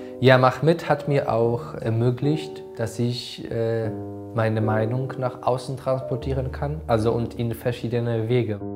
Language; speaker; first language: German; non-native, fluent; Polish